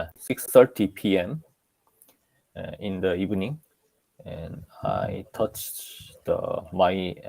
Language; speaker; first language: English; non-native, learner; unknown